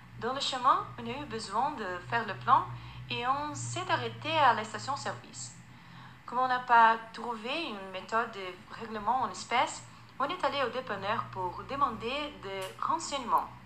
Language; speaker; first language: French; non-native, fluent; Portuguese